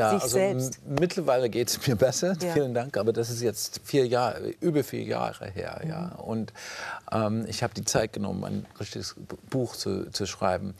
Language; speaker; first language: German; non-native, fluent; English